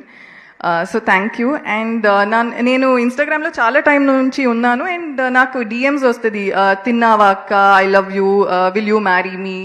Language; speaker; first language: Telugu; non-native, local second language; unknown